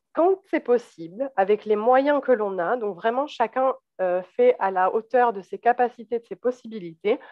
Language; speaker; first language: French; native; French